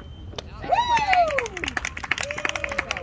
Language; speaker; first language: English; native; English